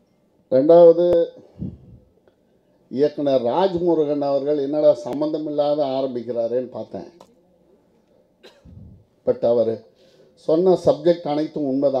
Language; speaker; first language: Tamil; native; Tamil